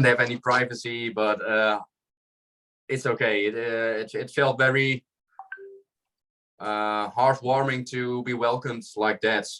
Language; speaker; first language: English; non-native, fluent; Dutch